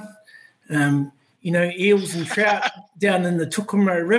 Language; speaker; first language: English; native; English